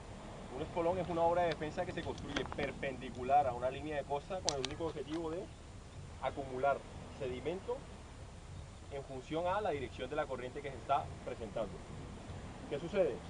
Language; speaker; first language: Spanish; native; Spanish